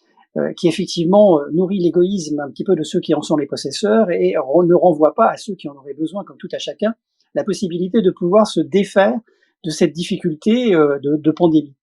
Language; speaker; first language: French; native; French